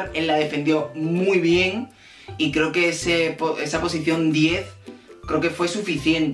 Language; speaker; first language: Spanish; native; Spanish